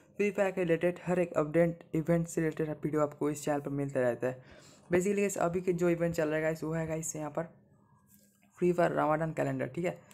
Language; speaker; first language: Hindi; non-native, local second language; Bangla